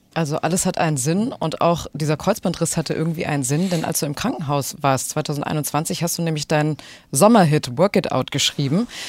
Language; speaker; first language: German; native; German